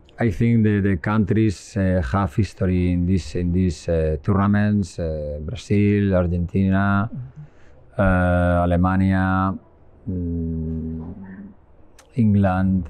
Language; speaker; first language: English; non-native, learner; Spanish